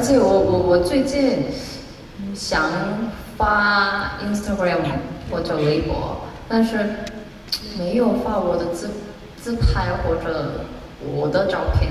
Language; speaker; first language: Chinese; non-native, learner; Korean